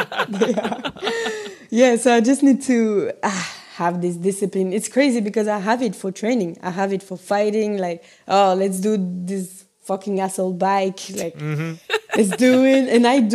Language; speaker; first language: English; non-native, fluent; French